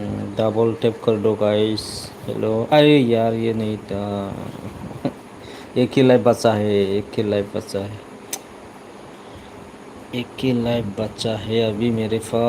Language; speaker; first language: Hindi; non-native, local second language; Bodo